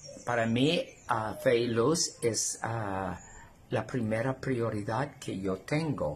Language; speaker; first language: Spanish; non-native, fluent; English